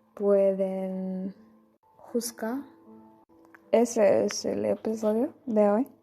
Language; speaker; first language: Spanish; non-native, learner; English